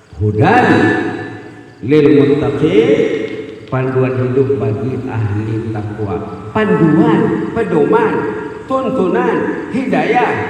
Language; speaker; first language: Indonesian; non-native, local second language; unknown